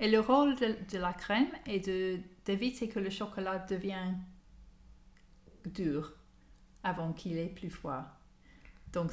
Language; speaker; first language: French; non-native, learner; English